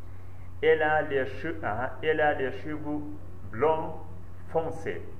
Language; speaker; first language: French; non-native, learner; Central Kurdish